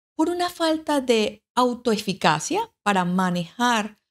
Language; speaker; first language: Spanish; native; Spanish